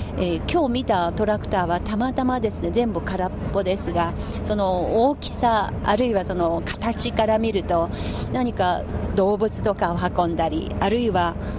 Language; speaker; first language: Japanese; non-native, fluent; Chinese